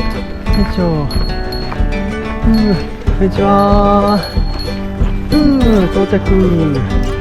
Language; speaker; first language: Japanese; native; Japanese